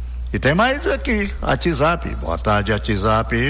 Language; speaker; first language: Portuguese; native; Portuguese